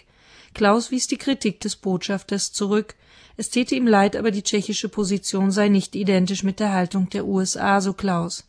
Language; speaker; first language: German; native; German